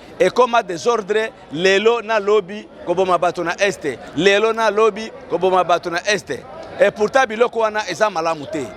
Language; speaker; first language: Lingala; non-native, local second language; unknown